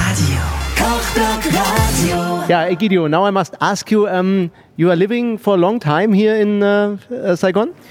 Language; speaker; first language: English; non-native, learner; German